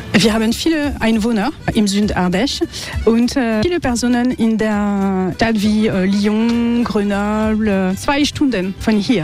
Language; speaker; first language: German; non-native, learner; French